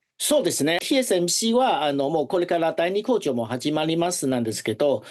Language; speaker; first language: Japanese; non-native, fluent; Chinese